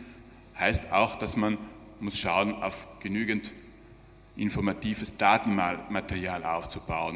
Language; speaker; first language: German; native; German